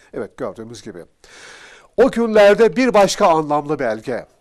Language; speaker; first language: Turkish; native; Turkish